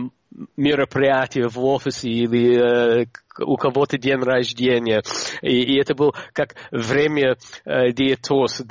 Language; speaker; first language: Russian; non-native, fluent; English